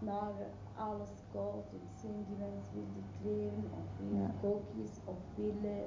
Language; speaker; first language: Dutch; non-native, learner; Arabic